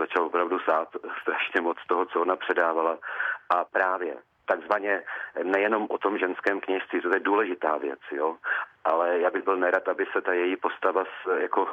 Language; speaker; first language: Czech; native; Czech